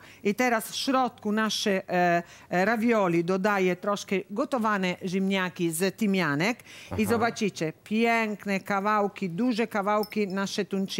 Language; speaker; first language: Polish; non-native, learner; Italian